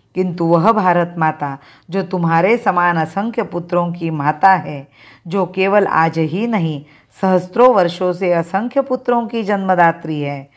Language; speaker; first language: Hindi; non-native, local second language; Marathi